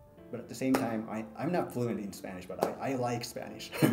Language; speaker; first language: English; non-native, fluent; Japanese